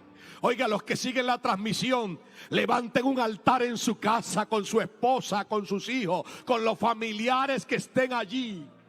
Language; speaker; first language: Spanish; native; Spanish